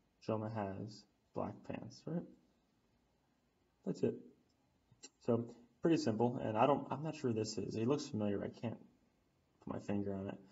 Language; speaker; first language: English; native; English